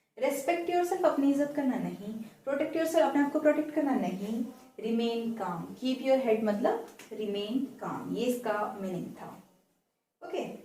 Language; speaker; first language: Hindi; native; Hindi